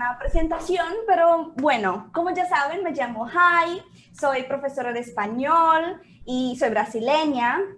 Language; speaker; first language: Spanish; non-native, fluent; Portuguese